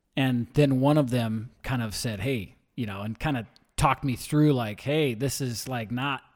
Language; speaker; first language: English; native; English